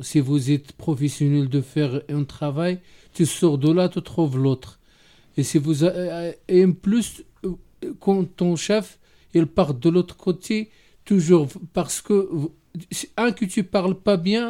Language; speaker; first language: French; non-native, learner; Arabic